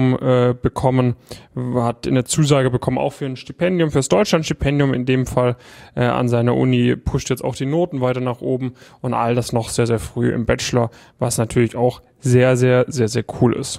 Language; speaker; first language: German; native; German